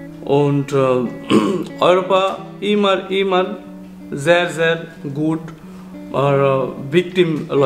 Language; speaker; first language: German; non-native, learner; Bangla